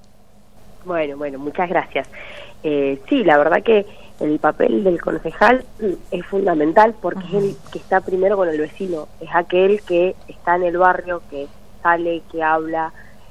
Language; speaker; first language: Spanish; native; Spanish